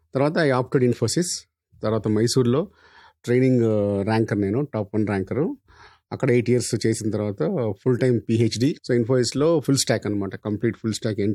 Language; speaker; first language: Telugu; native; Telugu